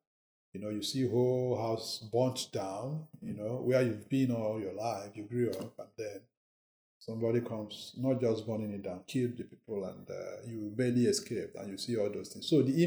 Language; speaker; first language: English; non-native, local second language; Igbo